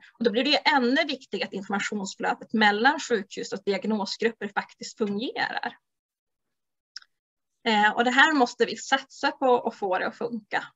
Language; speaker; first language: Swedish; native; Swedish